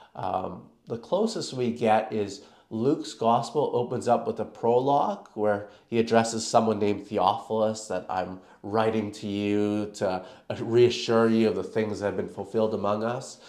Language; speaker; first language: English; native; English